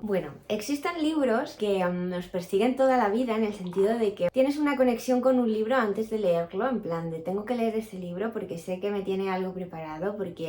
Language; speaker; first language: Spanish; native; Spanish